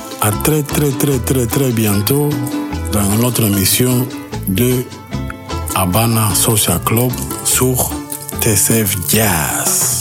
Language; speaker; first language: French; non-native, fluent; Spanish